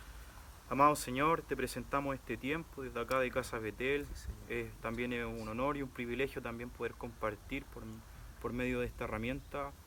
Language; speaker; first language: Spanish; native; Spanish